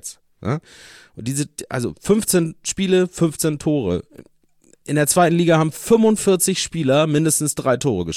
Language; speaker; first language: German; native; German